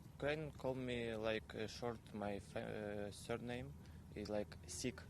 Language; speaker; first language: English; non-native, learner; Ukrainian